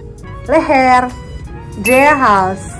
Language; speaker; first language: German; early bilingual, other home language; Indonesian